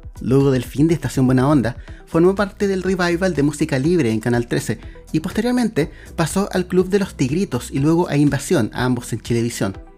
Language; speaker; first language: Spanish; native; Spanish